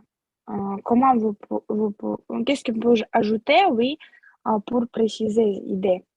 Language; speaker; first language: French; non-native, fluent; Russian